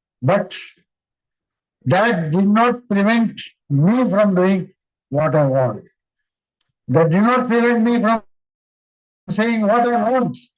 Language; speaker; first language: English; non-native, local second language; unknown